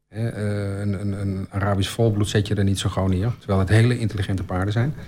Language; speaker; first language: Dutch; native; Dutch